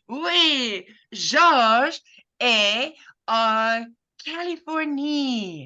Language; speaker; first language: French; non-native, fluent; English